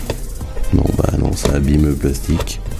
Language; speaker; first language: French; native; French